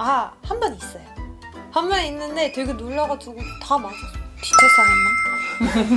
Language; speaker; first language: Korean; non-native, fluent; Spanish